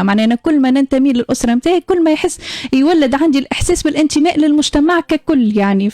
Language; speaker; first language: Arabic; native; Arabic